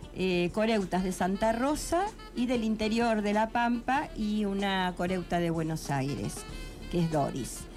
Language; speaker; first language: Spanish; native; Spanish